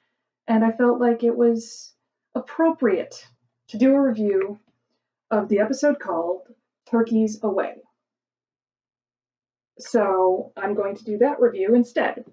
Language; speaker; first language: English; native; English